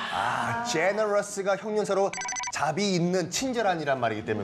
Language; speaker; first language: Korean; native; Korean